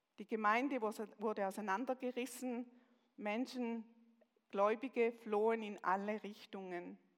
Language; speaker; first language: German; native; German